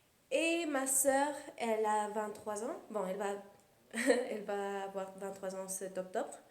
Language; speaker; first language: French; early bilingual, heritage; Spanish